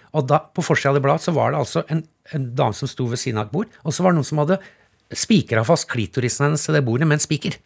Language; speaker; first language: Norwegian; native; Norwegian